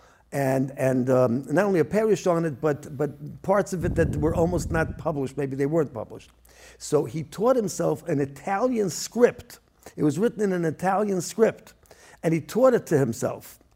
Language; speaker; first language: English; early bilingual, other home language; Yiddish